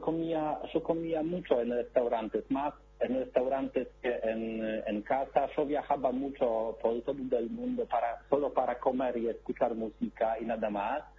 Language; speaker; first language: Spanish; non-native, learner; Polish